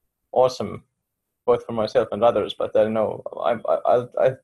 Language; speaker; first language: English; non-native, fluent; Finnish